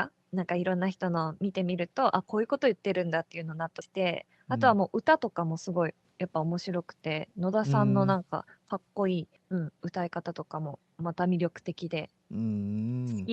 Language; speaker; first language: Japanese; native; Japanese